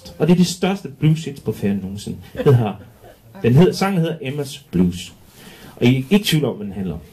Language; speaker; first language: Danish; non-native, local second language; Faroese